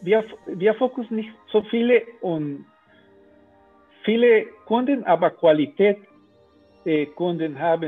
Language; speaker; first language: German; non-native, learner; Spanish